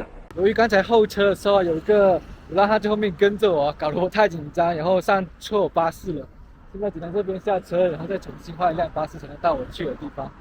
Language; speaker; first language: Chinese; native; Chinese